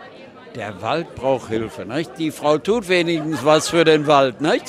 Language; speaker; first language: German; native; German